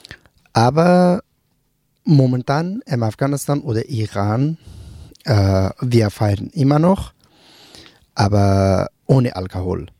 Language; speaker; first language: German; non-native, learner; Persian